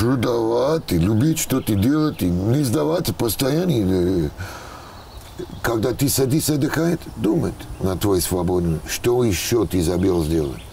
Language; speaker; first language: Russian; non-native, learner; English